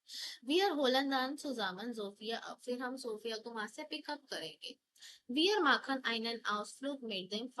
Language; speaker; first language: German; non-native, fluent; Hindi